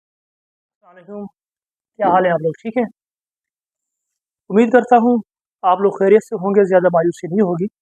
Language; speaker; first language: Urdu; native; Urdu